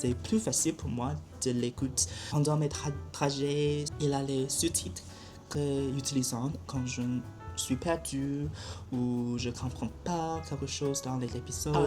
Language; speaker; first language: French; non-native, learner; Chinese